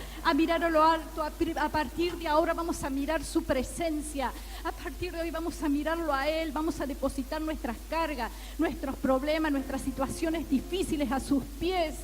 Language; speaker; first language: Spanish; native; Spanish